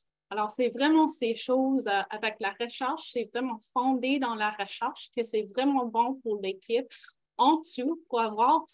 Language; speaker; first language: French; non-native, local second language; English